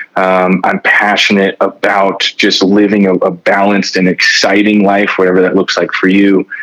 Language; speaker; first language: English; native; English